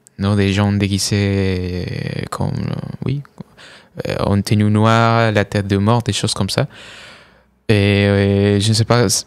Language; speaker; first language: French; non-native, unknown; Spanish